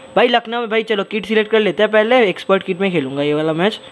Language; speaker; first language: Hindi; non-native, local second language; Bangla